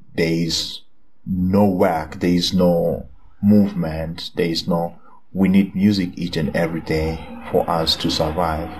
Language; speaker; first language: English; non-native, local second language; Swati